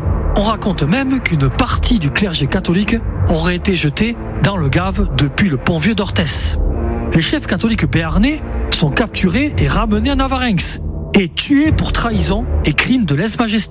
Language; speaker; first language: French; native; French